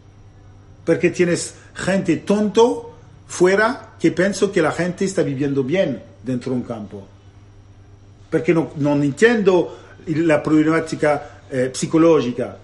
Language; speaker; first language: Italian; non-native, fluent; French